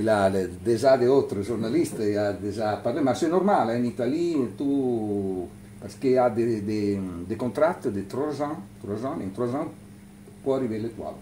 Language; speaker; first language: French; non-native, learner; Italian